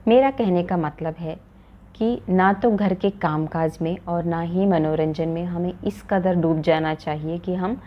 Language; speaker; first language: Hindi; non-native, local second language; Malayalam